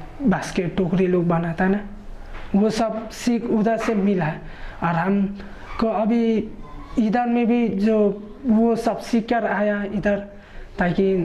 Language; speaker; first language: Hindi; non-native, local second language; Khasi